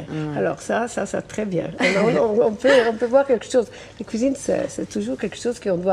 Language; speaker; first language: French; non-native, fluent; Italian